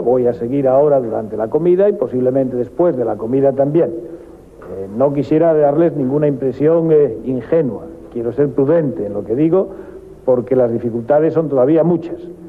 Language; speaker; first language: Spanish; native; Spanish